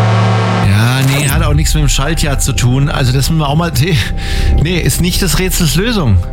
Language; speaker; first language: German; native; German